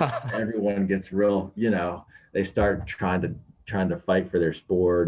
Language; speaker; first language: English; native; English